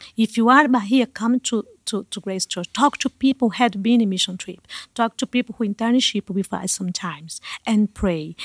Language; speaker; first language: English; non-native, learner; Portuguese